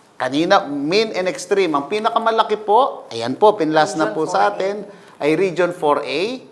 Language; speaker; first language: Filipino; native; Filipino